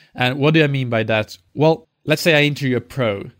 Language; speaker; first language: English; non-native, fluent; Swedish